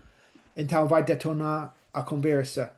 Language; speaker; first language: Portuguese; non-native, fluent; English